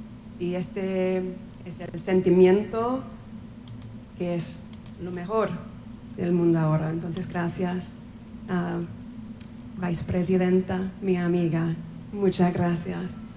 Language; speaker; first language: Spanish; non-native, fluent; English